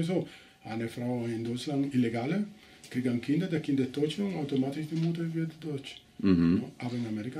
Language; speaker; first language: German; non-native, learner; Spanish